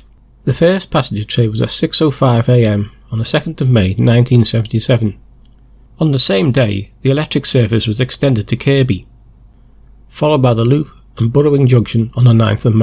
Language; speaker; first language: English; native; English